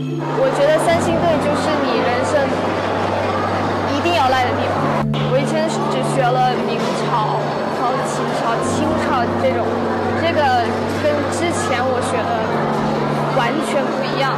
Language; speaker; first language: Chinese; early bilingual, heritage; Chinese